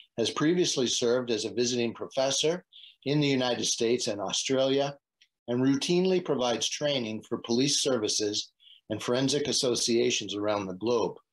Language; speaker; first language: English; native; English